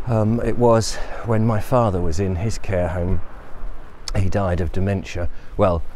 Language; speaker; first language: English; native; English